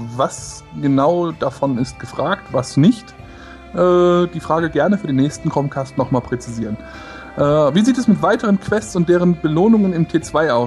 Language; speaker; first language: German; native; German